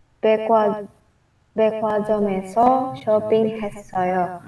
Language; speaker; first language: Korean; non-native, learner; Indonesian